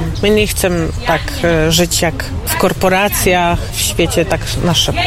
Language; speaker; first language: Polish; non-native, local second language; Ukrainian